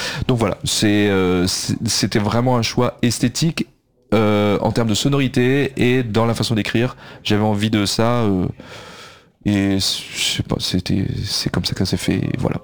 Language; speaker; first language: French; native; French